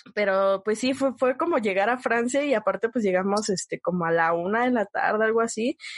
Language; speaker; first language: Spanish; native; Spanish